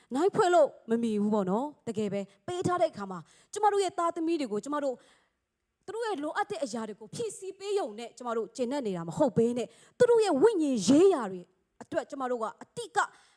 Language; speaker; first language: Burmese; non-native, local second language; S'gaw Karen